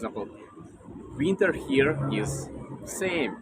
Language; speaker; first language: English; non-native, learner; Russian